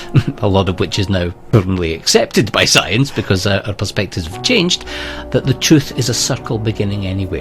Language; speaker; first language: English; native; English